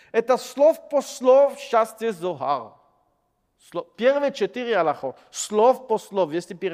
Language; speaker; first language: Russian; non-native, fluent; French